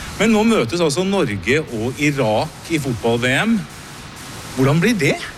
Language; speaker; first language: Norwegian; native; Norwegian